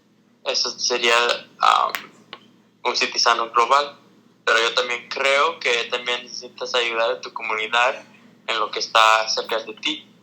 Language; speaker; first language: Spanish; early bilingual, heritage; Spanish